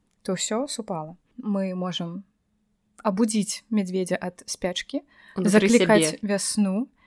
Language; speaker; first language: Belarusian; non-native, local second language; Russian